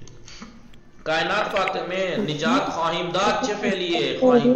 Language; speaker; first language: Persian; non-native, fluent; Urdu